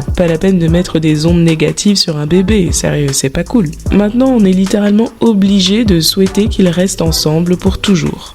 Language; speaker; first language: French; native; French